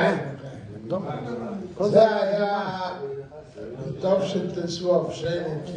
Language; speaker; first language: Hebrew; non-native, fluent; Yiddish